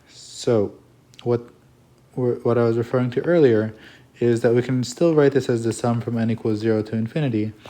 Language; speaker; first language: English; native; English